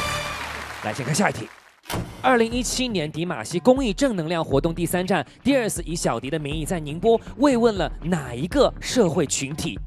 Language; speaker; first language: Chinese; native; Chinese